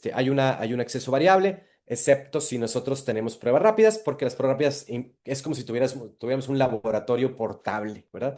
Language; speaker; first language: Spanish; native; Spanish